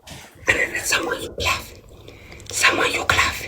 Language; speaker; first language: English; non-native, learner; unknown